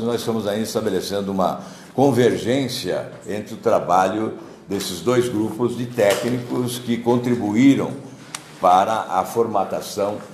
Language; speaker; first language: Portuguese; native; Portuguese